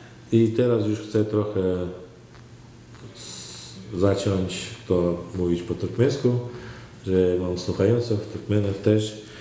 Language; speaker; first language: Polish; non-native, learner; Turkmen